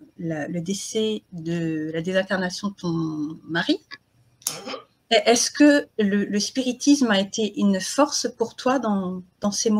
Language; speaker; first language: French; native; French